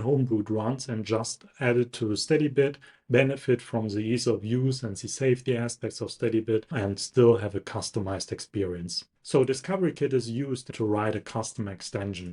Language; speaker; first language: English; non-native, fluent; German